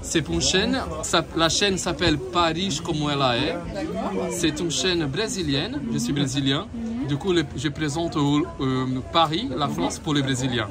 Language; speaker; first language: French; non-native, fluent; Portuguese